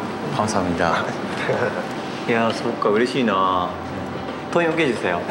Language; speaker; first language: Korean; non-native, learner; Japanese